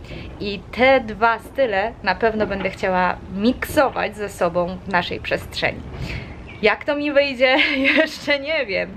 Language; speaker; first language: Polish; native; Polish